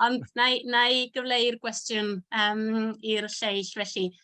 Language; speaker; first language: Welsh; non-native, fluent; Spanish